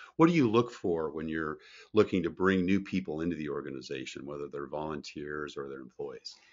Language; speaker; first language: English; native; English